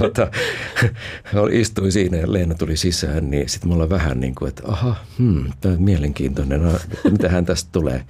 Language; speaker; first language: Finnish; native; Finnish